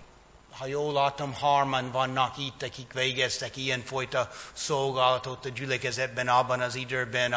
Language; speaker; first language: Hungarian; non-native, fluent; English